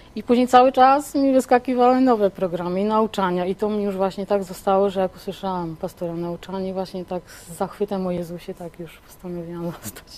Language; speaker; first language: Polish; native; Polish